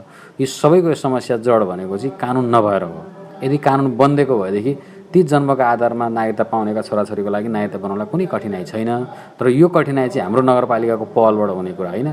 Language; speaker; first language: Nepali; native; Nepali